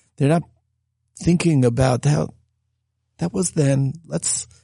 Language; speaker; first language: English; native; English